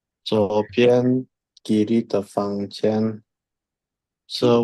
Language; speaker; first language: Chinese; non-native, learner; Indonesian